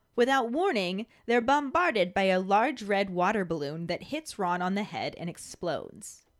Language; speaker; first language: English; native; English